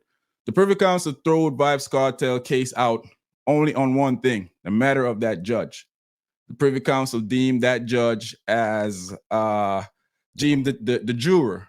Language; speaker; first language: English; native; English